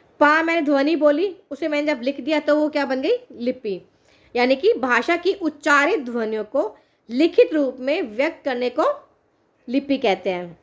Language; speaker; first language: Hindi; native; Hindi